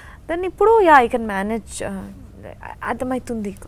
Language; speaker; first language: Telugu; non-native, learner; Bangla